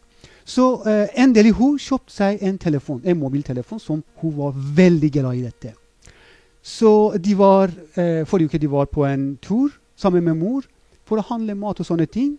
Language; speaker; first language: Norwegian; non-native, fluent; Persian